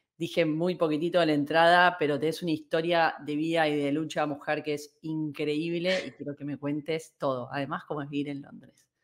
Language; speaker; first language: Spanish; native; Spanish